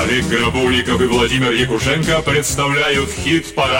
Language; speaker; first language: Russian; native; Russian